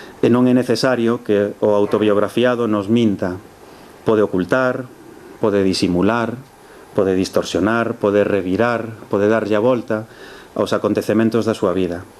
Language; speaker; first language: Galician; early bilingual, heritage; Galician